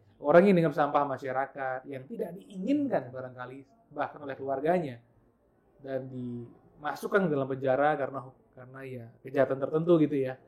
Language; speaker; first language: Indonesian; non-native, local second language; Balinese